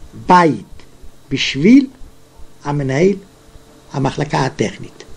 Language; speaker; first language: Hebrew; non-native, fluent; Yiddish